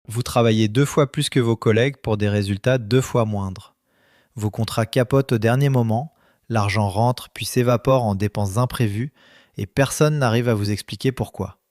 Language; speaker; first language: French; native; French